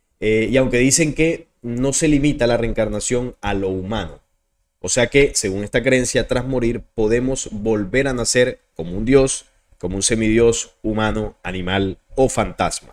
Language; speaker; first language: Spanish; native; Spanish